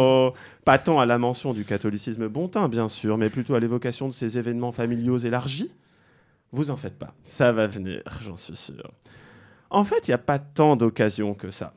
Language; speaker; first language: French; native; French